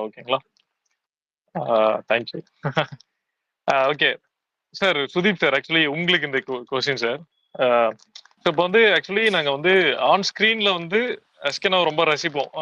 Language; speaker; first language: Tamil; native; Tamil